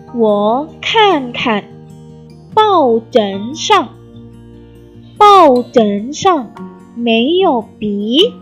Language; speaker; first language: Chinese; non-native, fluent; Indonesian